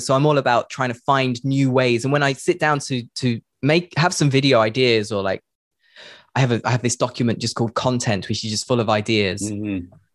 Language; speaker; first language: English; native; English